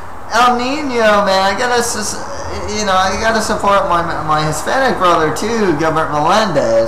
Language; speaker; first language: English; native; English